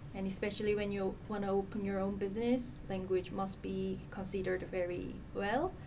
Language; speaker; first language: English; non-native, fluent; Korean